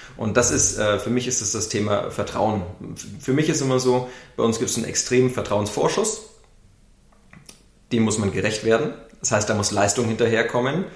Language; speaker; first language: German; native; German